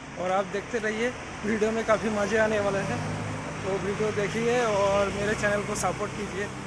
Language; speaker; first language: Hindi; non-native, local second language; Bangla